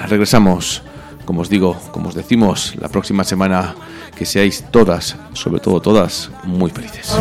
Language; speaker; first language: Spanish; native; Spanish